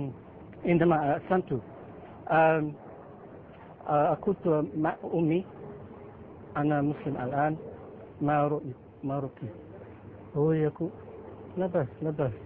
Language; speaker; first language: Arabic; non-native, learner; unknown